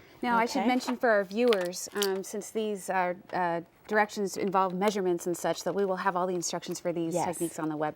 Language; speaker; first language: English; native; English